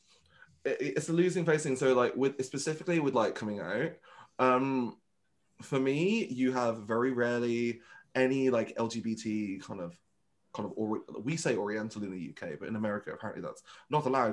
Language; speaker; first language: English; non-native, local second language; Vietnamese